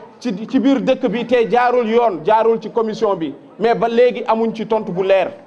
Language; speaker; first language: Wolof; non-native, local second language; Fula